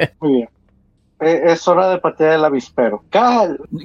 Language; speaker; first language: Spanish; native; Spanish